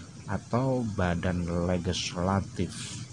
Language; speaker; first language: Indonesian; native; Indonesian